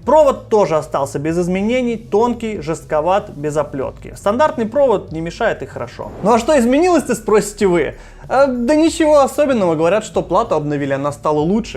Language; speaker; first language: Russian; native; Russian